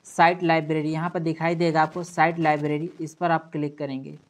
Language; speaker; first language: Hindi; native; Hindi